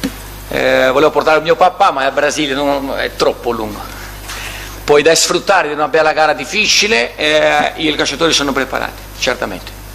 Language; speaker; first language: Italian; non-native, learner; Portuguese